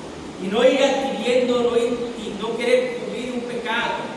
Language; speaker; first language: Spanish; native; Spanish